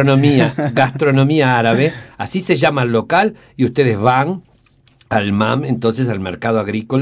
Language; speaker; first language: Spanish; native; Spanish